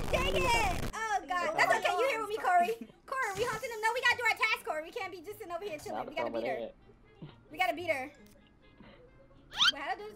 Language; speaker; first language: English; native; English